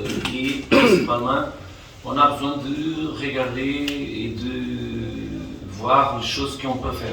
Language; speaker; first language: French; non-native, fluent; Portuguese